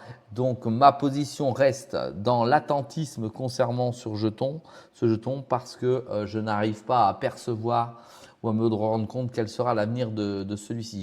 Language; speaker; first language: French; native; French